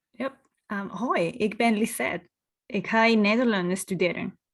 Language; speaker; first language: Dutch; non-native, learner; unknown